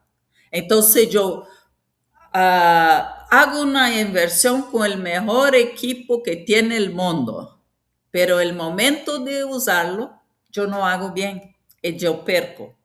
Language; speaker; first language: Spanish; non-native, fluent; Portuguese